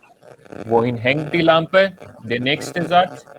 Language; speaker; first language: German; non-native, learner; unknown